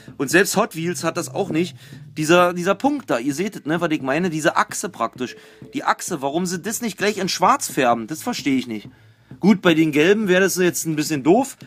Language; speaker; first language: German; native; German